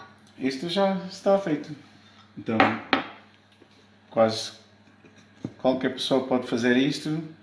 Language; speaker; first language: Portuguese; early bilingual, heritage; Portuguese